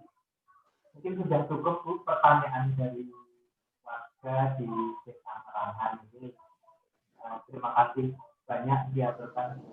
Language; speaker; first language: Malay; non-native, local second language; Javanese